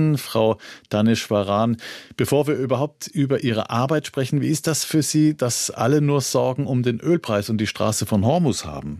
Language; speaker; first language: German; native; German